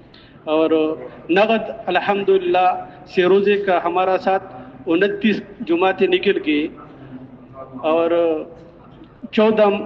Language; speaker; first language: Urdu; non-native, local second language; Pashto